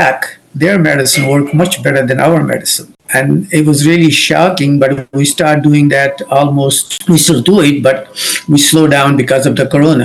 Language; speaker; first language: English; non-native, local second language; Kashmiri